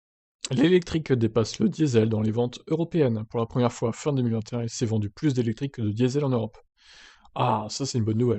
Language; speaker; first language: French; native; French